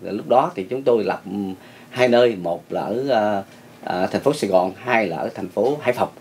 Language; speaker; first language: Vietnamese; native; Vietnamese